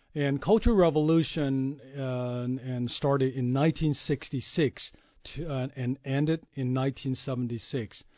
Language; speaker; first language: English; non-native, fluent; Chinese